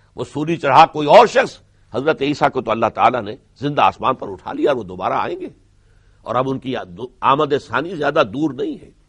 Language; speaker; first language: Urdu; native; Urdu